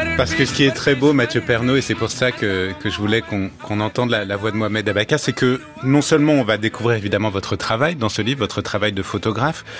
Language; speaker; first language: French; native; French